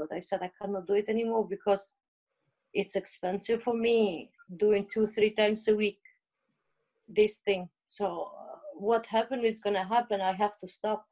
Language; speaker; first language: English; non-native, learner; Albanian